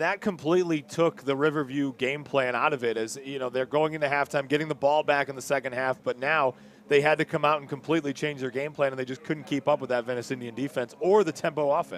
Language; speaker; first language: English; native; English